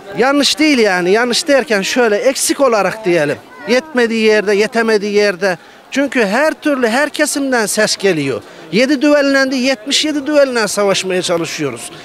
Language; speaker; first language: Turkish; native; Turkish